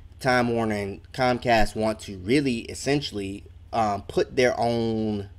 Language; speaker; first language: English; native; English